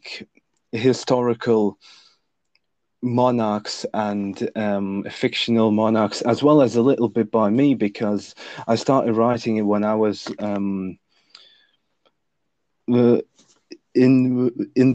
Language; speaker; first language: English; non-native, fluent; Lithuanian